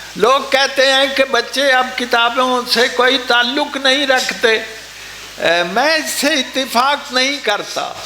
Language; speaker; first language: Urdu; non-native, local second language; Punjabi